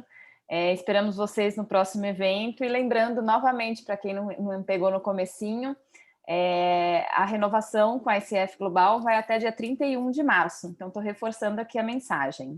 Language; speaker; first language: Portuguese; native; Portuguese